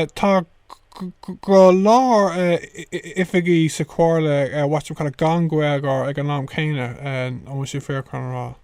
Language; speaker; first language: Irish; non-native, local second language; English